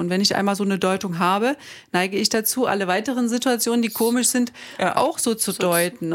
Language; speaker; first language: German; native; German